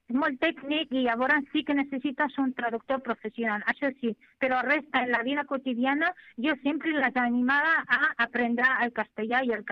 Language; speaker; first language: Catalan; non-native, fluent; Arabic